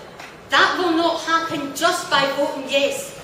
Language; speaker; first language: English; native; English